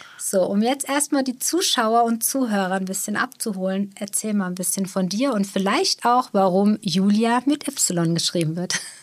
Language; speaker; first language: German; native; German